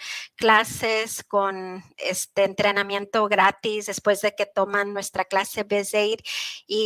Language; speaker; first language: Spanish; early bilingual, heritage; Spanish